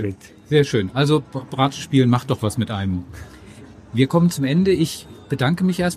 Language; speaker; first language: German; native; German